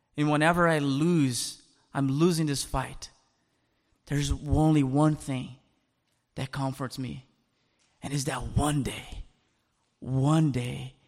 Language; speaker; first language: English; non-native, fluent; Portuguese